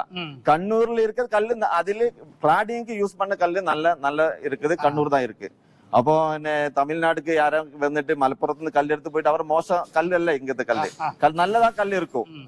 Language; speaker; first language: Tamil; non-native, learner; Malayalam